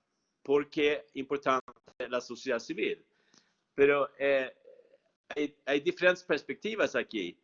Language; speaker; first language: Spanish; non-native, fluent; Swedish